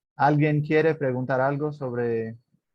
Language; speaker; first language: Spanish; non-native, fluent; Portuguese